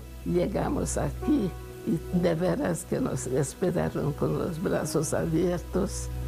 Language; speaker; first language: Spanish; non-native, fluent; Hungarian